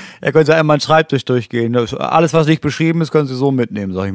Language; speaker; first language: German; native; German